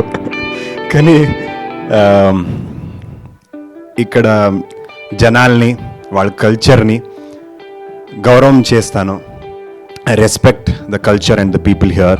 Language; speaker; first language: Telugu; non-native, learner; Kannada